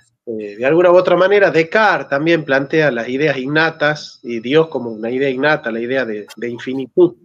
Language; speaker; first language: Spanish; native; Spanish